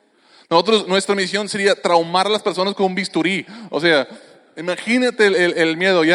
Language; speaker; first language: Spanish; native; Spanish